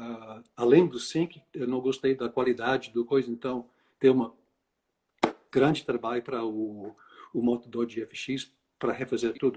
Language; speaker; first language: Portuguese; non-native, fluent; English